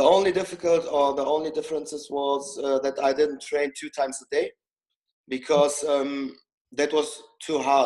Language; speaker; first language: English; non-native, fluent; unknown